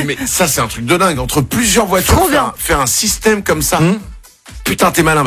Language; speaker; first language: French; native; French